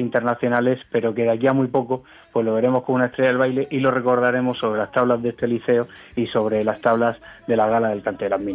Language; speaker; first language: Spanish; native; Spanish